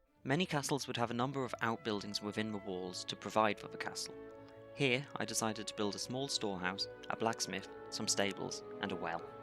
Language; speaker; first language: English; native; English